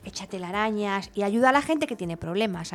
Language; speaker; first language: Spanish; native; Spanish